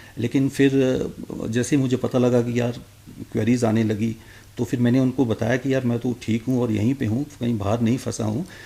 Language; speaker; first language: Hindi; native; Hindi